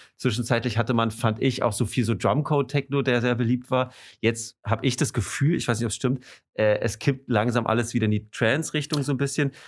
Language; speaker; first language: German; native; German